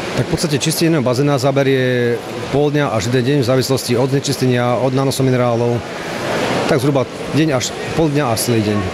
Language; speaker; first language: Slovak; native; Slovak